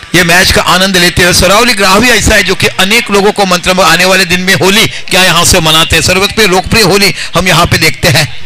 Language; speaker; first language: Hindi; non-native, local second language; Marathi